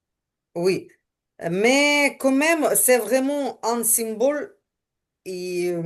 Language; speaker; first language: French; non-native, learner; Ukrainian